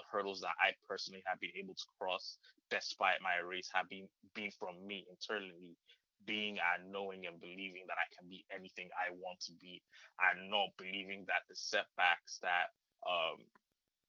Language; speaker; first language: English; non-native, local second language; Yoruba